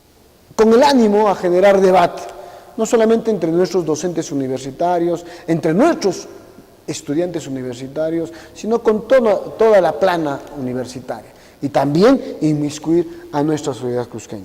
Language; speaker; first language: Spanish; native; Spanish